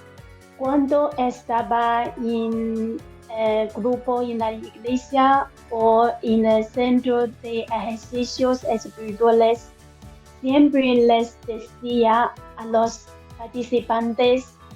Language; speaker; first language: Spanish; non-native, learner; Chinese